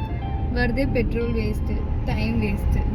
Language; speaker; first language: Malayalam; non-native, local second language; Kannada